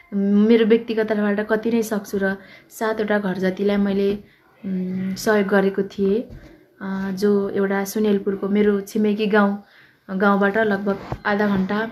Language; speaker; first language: Nepali; native; Nepali